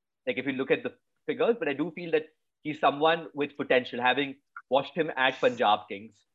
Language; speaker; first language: English; non-native, local second language; Hindi